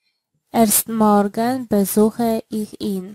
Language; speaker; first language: German; non-native, fluent; Polish